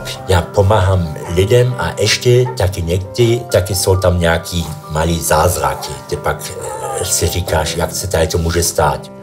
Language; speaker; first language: Czech; early bilingual, other home language; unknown